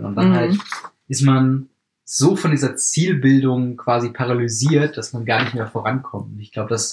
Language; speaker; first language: German; native; German